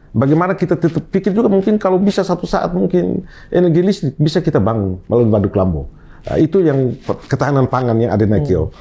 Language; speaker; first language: Indonesian; non-native, local second language; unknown